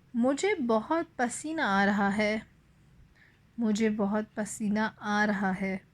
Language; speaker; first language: Urdu; native; Urdu